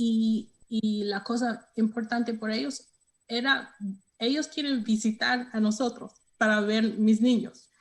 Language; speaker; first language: Spanish; non-native, learner; English